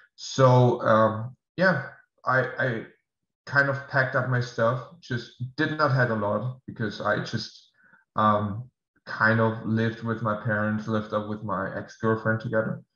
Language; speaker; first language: English; non-native, fluent; German